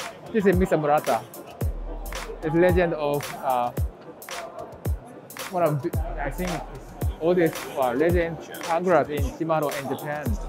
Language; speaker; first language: English; non-native, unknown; Japanese